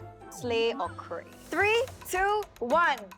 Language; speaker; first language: English; native; English